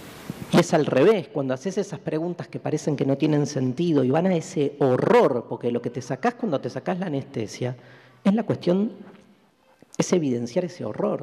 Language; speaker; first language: Spanish; native; Spanish